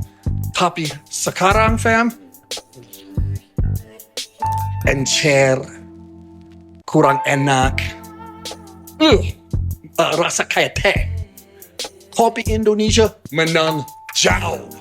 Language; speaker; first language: Indonesian; non-native, fluent; English